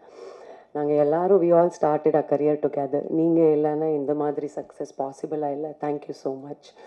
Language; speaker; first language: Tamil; non-native, fluent; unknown